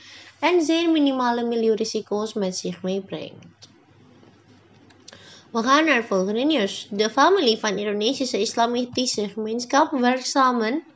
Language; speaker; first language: Dutch; non-native, fluent; Indonesian